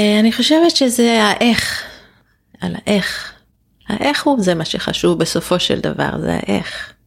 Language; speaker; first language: Hebrew; native; Hebrew